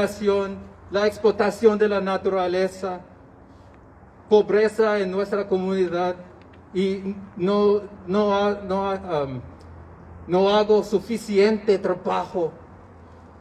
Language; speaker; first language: Spanish; non-native, learner; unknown